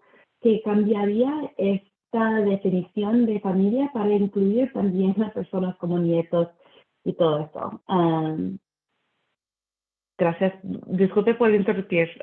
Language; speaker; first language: Spanish; early bilingual, heritage; Spanish